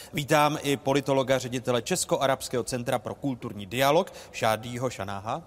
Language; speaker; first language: Czech; native; Czech